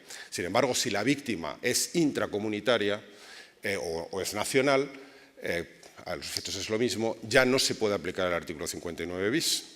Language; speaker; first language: Spanish; native; Spanish